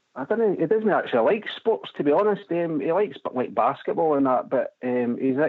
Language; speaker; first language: English; native; English